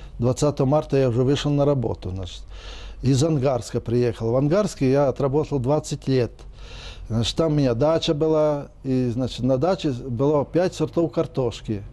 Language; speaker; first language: Russian; non-native, local second language; Ukrainian